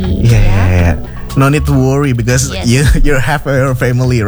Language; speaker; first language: English; non-native, fluent; Indonesian